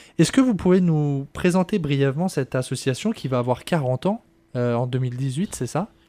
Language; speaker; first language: French; native; French